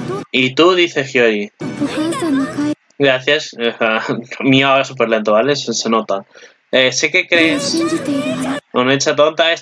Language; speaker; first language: Spanish; native; Spanish